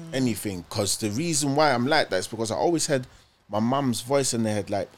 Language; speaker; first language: English; early bilingual, other home language; German